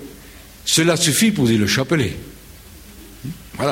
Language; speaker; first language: French; non-native, fluent; Spanish